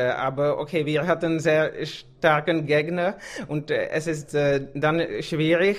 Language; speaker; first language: German; non-native, fluent; Czech